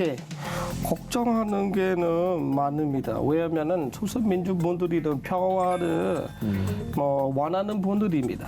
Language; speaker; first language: Korean; non-native, learner; S'gaw Karen